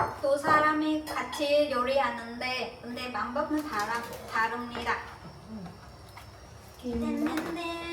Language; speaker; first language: Korean; non-native, learner; Vietnamese